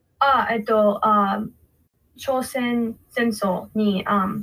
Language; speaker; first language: Japanese; non-native, learner; English